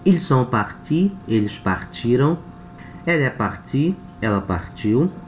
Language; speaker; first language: French; non-native, fluent; Portuguese